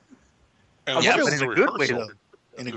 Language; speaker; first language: English; native; English